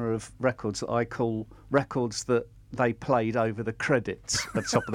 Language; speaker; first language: English; native; English